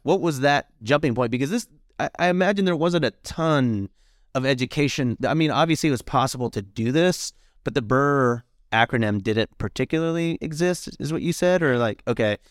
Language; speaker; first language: English; early bilingual, other home language; Spanish